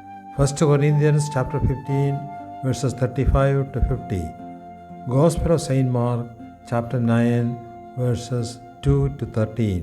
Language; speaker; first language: English; non-native, local second language; Malayalam